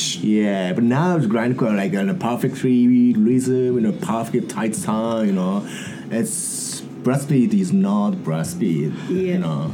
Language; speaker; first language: English; non-native, learner; Japanese